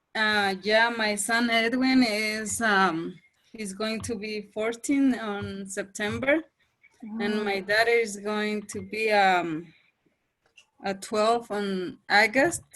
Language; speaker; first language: English; non-native, learner; Spanish